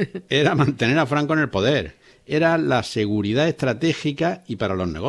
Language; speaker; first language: Spanish; native; Spanish